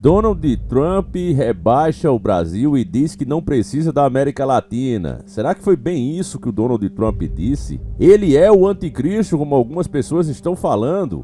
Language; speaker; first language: Portuguese; native; Portuguese